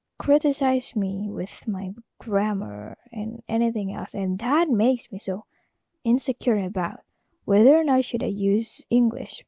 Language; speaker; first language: English; non-native, learner; Indonesian